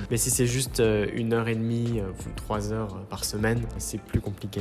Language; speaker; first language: French; native; French